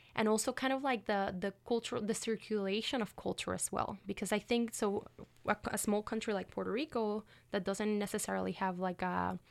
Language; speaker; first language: English; non-native, fluent; Spanish